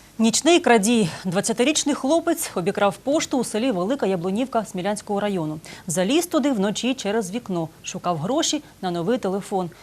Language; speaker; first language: Ukrainian; native; Ukrainian